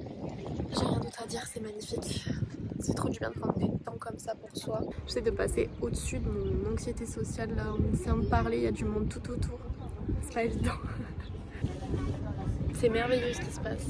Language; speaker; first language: French; native; French